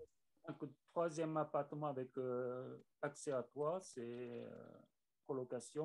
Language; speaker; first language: French; non-native, learner; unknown